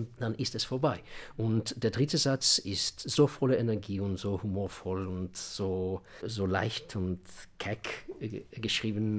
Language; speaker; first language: German; non-native, fluent; Russian